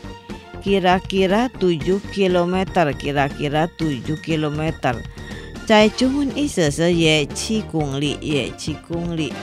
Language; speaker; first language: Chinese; non-native, learner; Indonesian